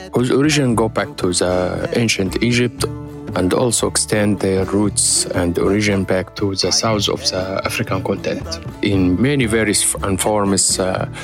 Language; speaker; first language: English; non-native, learner; Arabic